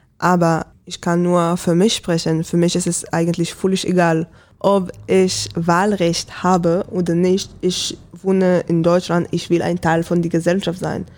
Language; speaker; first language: German; non-native, learner; Hebrew